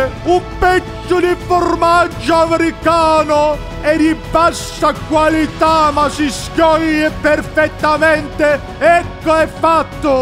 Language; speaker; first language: Italian; non-native, learner; English